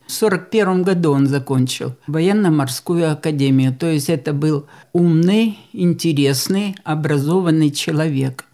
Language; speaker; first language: Russian; native; Russian